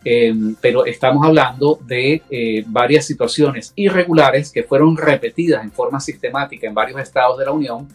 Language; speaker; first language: Spanish; native; Spanish